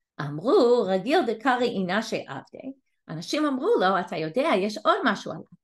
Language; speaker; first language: Hebrew; non-native, fluent; English